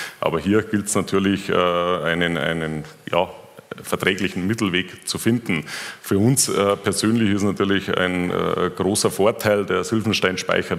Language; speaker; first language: German; native; German